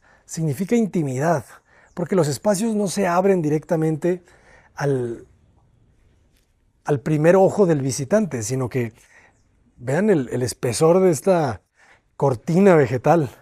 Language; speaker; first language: Spanish; native; Spanish